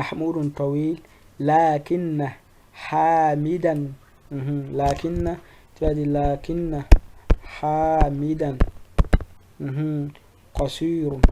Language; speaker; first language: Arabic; non-native, fluent; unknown